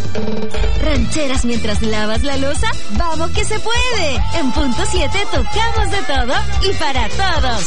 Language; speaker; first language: Spanish; native; Spanish